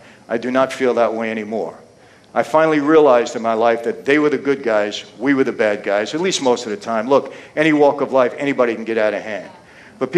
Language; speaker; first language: English; native; English